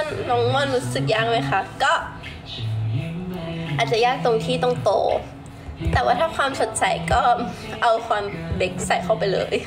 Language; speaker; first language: Thai; early bilingual, other home language; English